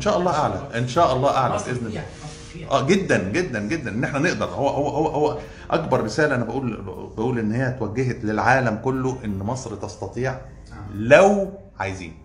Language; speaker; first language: Arabic; native; Arabic